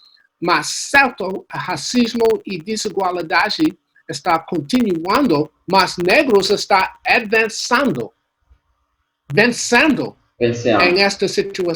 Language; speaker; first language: Portuguese; non-native, learner; English